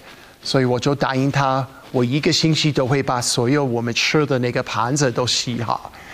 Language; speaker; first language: Chinese; non-native, fluent; English